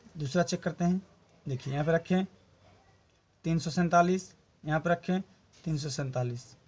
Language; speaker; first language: Hindi; non-native, local second language; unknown